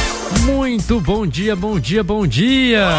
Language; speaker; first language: Portuguese; native; Portuguese